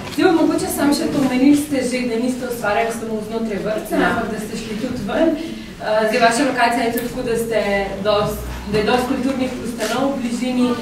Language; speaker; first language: Slovenian; native; Slovenian